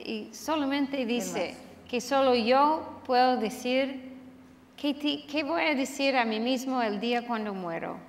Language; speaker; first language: Spanish; non-native, fluent; English